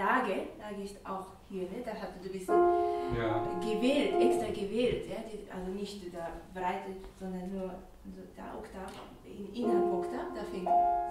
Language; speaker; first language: German; non-native, fluent; Japanese